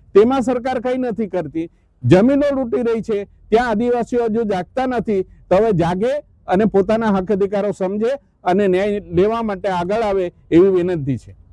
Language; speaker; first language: Gujarati; non-native, local second language; Gamit